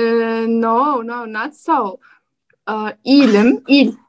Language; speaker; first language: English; non-native, learner; Turkmen